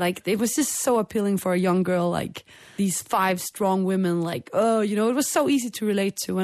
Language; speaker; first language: English; non-native, fluent; Danish